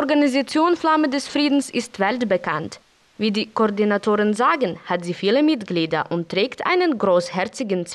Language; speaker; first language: German; non-native, fluent; Ukrainian